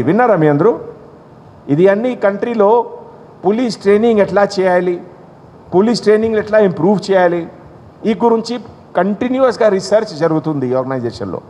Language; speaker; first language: Telugu; non-native, fluent; Hindi